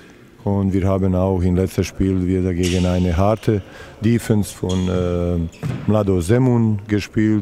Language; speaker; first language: German; non-native, fluent; Serbian